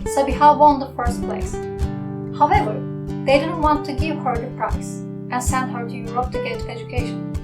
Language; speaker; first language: English; non-native, fluent; Turkish